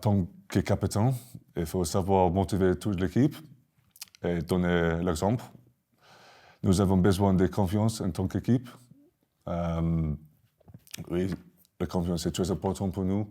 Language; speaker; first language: French; non-native, learner; English